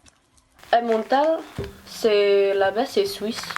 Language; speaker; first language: French; non-native, learner; Indonesian